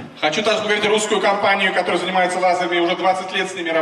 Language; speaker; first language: Russian; native; Russian